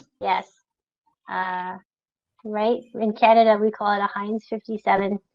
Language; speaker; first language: English; non-native, local second language; French